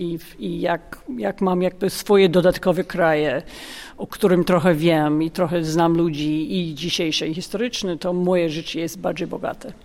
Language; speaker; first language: Polish; non-native, fluent; English